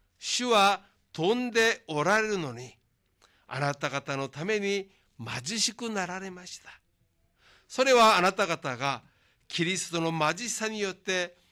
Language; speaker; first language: Japanese; non-native, fluent; Korean